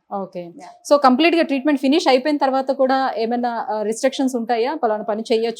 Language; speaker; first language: Telugu; native; Telugu